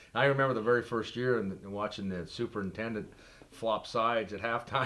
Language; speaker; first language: English; native; English